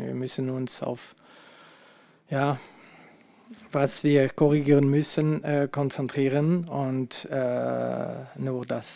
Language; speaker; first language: German; non-native, fluent; French